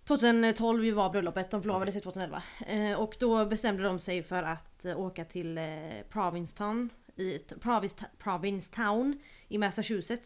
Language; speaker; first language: Swedish; native; Swedish